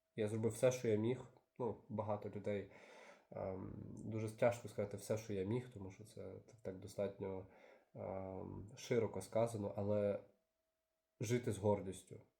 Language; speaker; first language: Ukrainian; native; Ukrainian